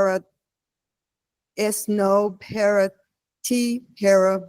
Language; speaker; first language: Spanish; non-native, learner; English